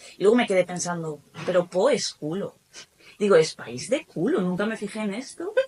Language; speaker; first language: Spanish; native; Spanish